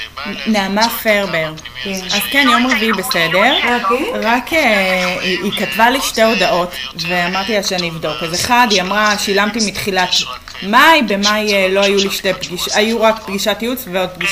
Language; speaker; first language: Hebrew; native; Hebrew